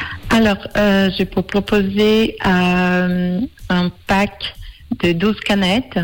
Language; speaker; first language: French; non-native, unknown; Portuguese